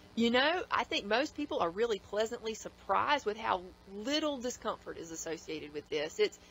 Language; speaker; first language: English; native; English